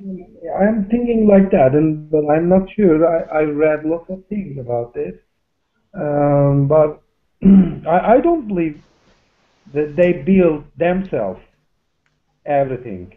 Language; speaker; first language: English; non-native, learner; Turkish